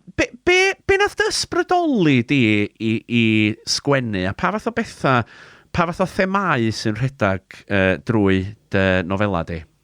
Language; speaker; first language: Welsh; native; Welsh